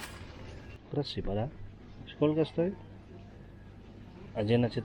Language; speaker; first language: Russian; non-native, learner; Cebuano